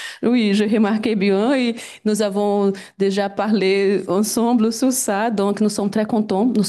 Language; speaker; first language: French; non-native, fluent; Portuguese